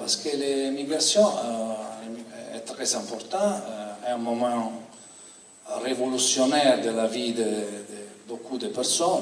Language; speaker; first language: French; non-native, learner; Italian